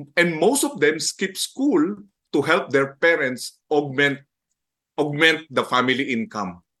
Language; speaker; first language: English; non-native, local second language; Filipino